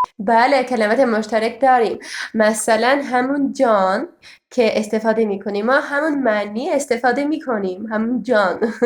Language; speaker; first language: Persian; non-native, fluent; Armenian